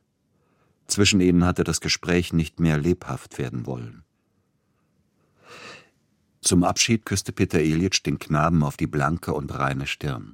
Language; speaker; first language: German; native; German